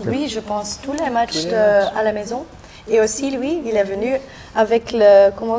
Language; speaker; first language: French; non-native, local second language; Dutch